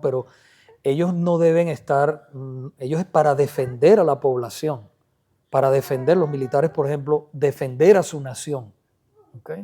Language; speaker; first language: Spanish; native; Spanish